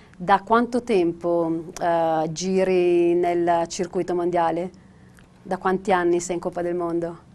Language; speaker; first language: Italian; native; Italian